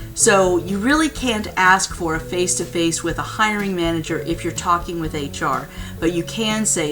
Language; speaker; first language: English; native; English